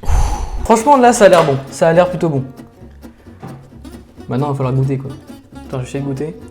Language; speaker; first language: French; native; French